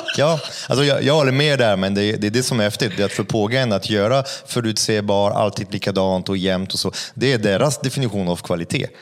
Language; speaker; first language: Swedish; non-native, fluent; French